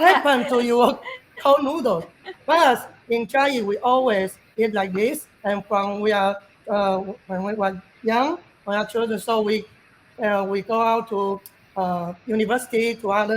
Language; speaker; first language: English; non-native, learner; Chinese